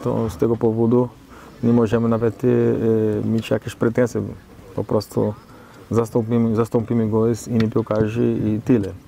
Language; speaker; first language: Polish; non-native, fluent; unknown